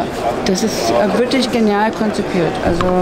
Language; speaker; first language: German; native; German